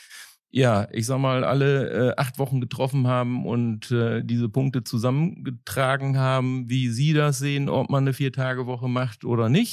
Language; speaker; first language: German; native; German